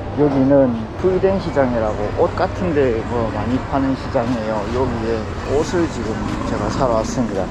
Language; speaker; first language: Korean; native; Korean